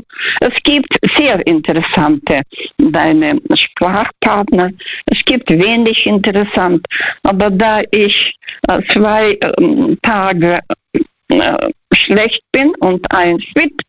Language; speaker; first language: German; non-native, fluent; Russian